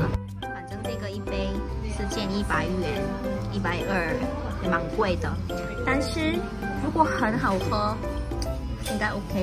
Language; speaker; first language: Chinese; non-native, fluent; Korean